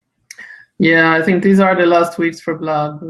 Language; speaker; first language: English; non-native, fluent; Italian